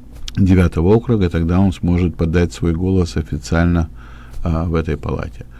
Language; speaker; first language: Russian; native; Russian